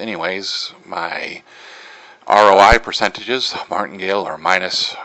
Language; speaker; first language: English; native; English